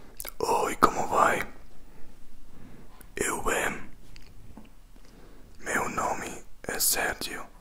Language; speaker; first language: Portuguese; non-native, learner; Spanish